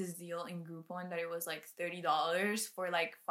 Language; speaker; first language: English; non-native, fluent; Spanish